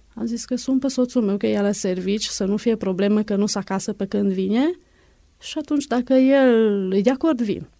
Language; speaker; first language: Romanian; non-native, local second language; Hungarian